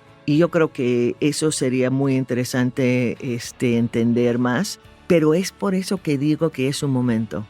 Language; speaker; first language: Spanish; non-native, fluent; English